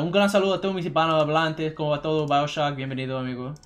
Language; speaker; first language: Spanish; non-native, learner; English